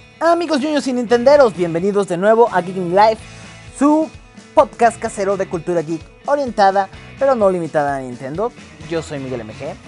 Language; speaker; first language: Spanish; native; Spanish